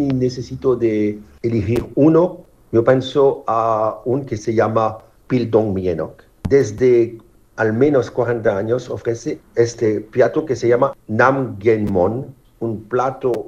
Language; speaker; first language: Spanish; non-native, fluent; French